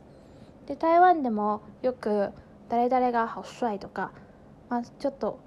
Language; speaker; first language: Japanese; non-native, fluent; Chinese